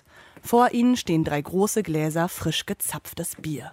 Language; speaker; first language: German; native; German